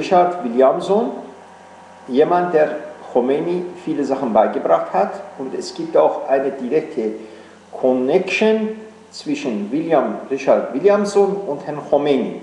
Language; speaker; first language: German; non-native, fluent; Persian